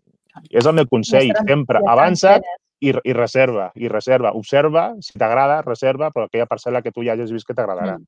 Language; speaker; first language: Catalan; native; Catalan